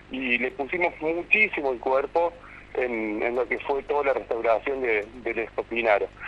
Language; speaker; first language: Spanish; native; Spanish